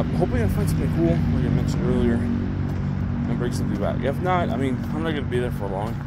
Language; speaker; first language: English; early bilingual, other home language; Spanish